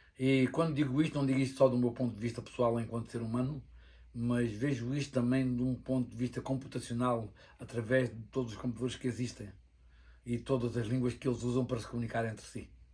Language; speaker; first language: Portuguese; native; Portuguese